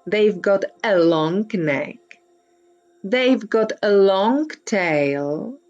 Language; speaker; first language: English; non-native, fluent; Czech